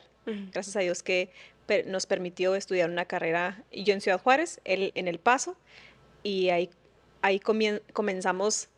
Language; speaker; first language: Spanish; native; Spanish